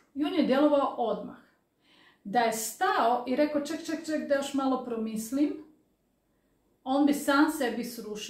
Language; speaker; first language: Croatian; native; Croatian